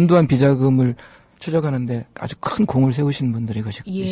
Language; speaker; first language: Korean; native; Korean